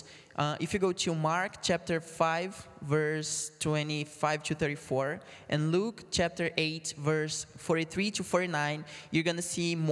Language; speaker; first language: English; non-native, fluent; Portuguese